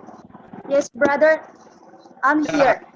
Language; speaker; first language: English; non-native, fluent; Indonesian